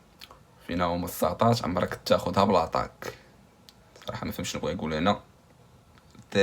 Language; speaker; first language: Arabic; native; Arabic